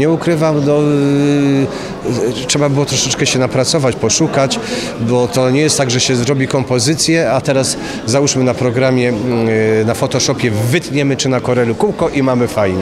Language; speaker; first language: Polish; native; Polish